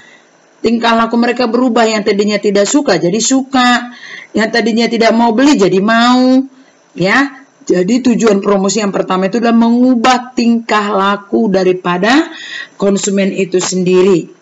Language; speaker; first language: Indonesian; native; Indonesian